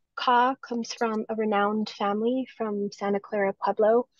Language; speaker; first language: English; native; English